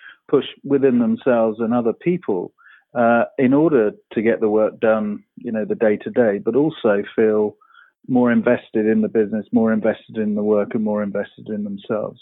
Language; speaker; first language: English; native; English